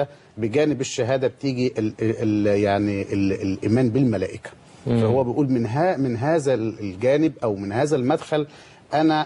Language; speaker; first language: Arabic; native; Arabic